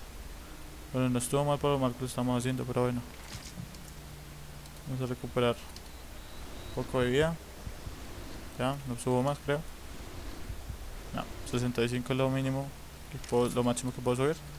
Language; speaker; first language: Spanish; native; Spanish